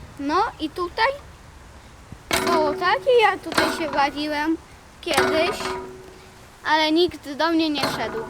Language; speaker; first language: Polish; early bilingual, other home language; Russian